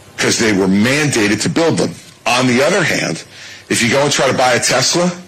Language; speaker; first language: English; native; English